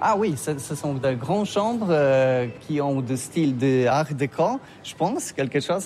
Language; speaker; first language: French; non-native, learner; Polish